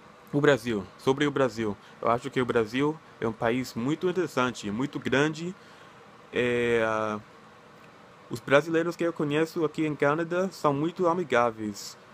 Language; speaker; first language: Portuguese; non-native, learner; English